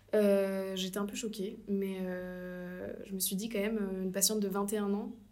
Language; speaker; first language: French; native; French